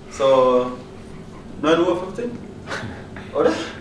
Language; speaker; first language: German; non-native, learner; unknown